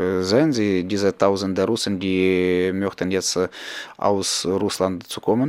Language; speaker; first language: German; non-native, learner; Ukrainian